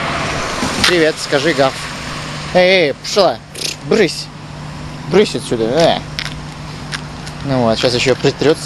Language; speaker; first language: Russian; early bilingual, heritage; Russian